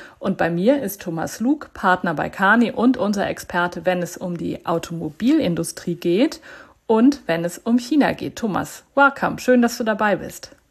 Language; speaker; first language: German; native; German